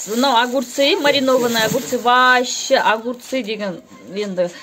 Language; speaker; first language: Russian; non-native, local second language; Kazakh